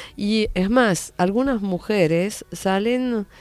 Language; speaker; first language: Spanish; non-native, fluent; French